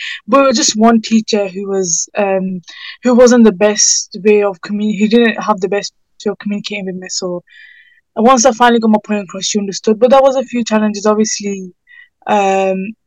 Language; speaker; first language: English; native; English